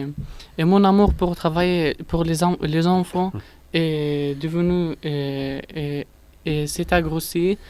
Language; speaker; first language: French; non-native, learner; Arabic